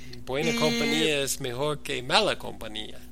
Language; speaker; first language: Spanish; non-native, learner; English